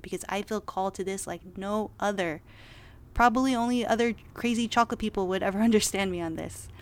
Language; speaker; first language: English; native; English